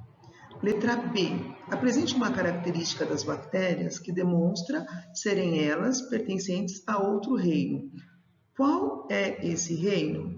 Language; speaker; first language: Portuguese; native; Portuguese